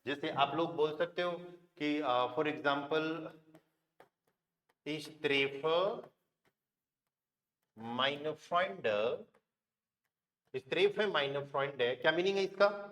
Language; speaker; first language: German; non-native, fluent; Hindi